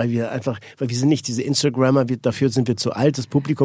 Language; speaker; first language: German; native; German